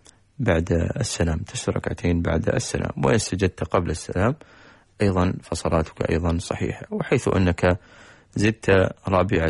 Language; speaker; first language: Arabic; native; Arabic